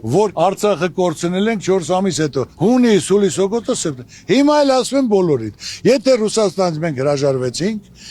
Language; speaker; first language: Armenian; native; Armenian